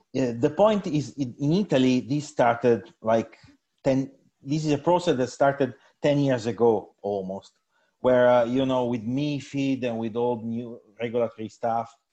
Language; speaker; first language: English; non-native, fluent; Italian